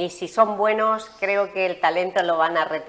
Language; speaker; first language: Spanish; native; Spanish